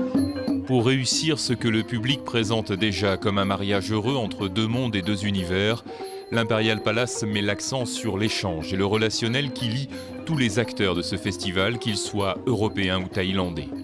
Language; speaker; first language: French; native; French